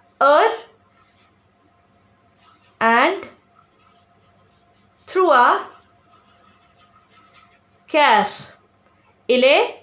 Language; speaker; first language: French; non-native, fluent; Hindi